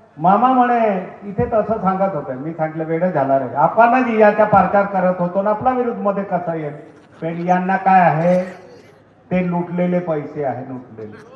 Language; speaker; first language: Marathi; non-native, local second language; Bhili